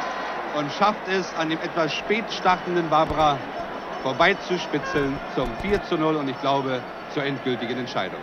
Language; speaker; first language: German; native; German